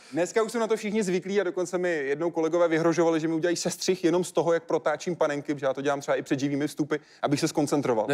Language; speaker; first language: Czech; native; Czech